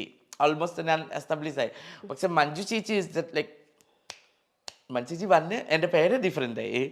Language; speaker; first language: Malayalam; non-native, fluent; Assamese